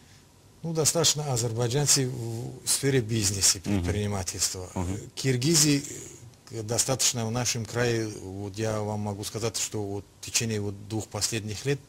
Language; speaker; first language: Russian; non-native, local second language; Tajik